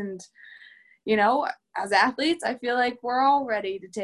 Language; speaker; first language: English; native; English